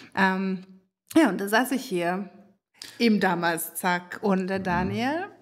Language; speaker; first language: German; non-native, fluent; Hungarian